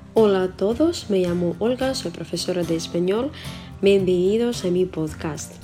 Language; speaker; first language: Spanish; non-native, fluent; Russian